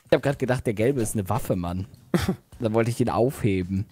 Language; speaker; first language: German; native; German